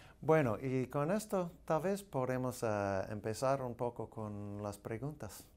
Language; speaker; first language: Spanish; non-native, fluent; English